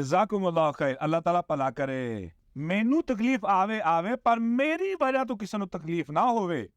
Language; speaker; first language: Urdu; non-native, local second language; Punjabi